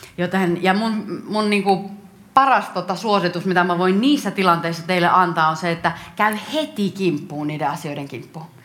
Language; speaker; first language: Finnish; native; Finnish